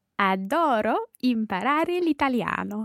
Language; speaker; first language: Italian; non-native, learner; English